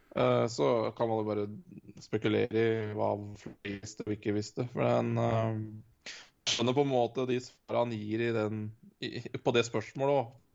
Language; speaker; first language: Norwegian; native; Norwegian